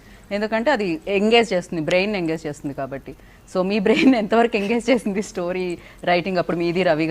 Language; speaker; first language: Telugu; native; Telugu